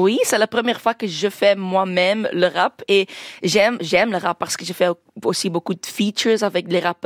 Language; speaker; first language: French; non-native, local second language; Dutch